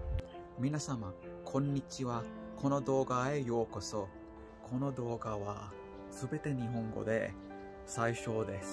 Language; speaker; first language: Japanese; non-native, learner; English